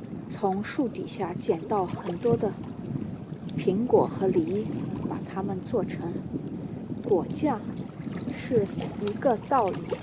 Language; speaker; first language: Chinese; native; Chinese